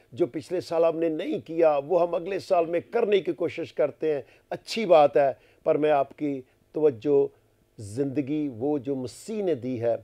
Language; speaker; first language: Urdu; non-native, local second language; Punjabi